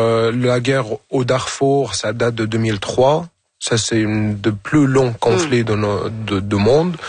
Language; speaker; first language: French; non-native, fluent; Arabic